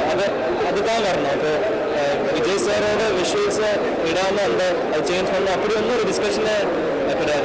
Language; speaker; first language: Tamil; non-native, learner; Malayalam